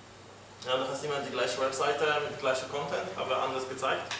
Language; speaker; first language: German; non-native, fluent; Polish